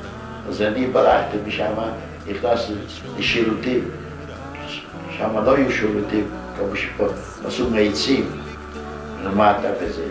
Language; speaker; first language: Hebrew; non-native, fluent; Yiddish